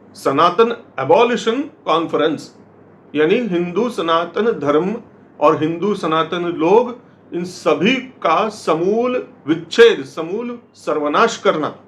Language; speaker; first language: Hindi; non-native, local second language; Marathi